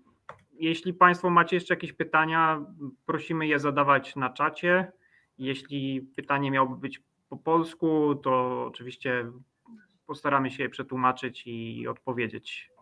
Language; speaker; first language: Polish; native; Polish